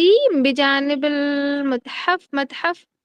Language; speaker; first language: Arabic; non-native, learner; Urdu